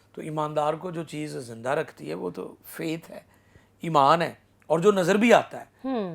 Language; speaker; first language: Urdu; non-native, local second language; Punjabi